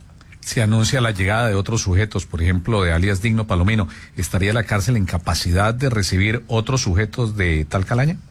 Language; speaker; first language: Spanish; native; Spanish